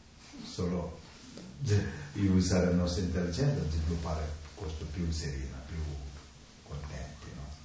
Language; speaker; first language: Italian; non-native, learner; Tibetan